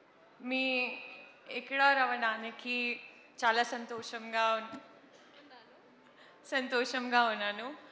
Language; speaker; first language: Telugu; non-native, learner; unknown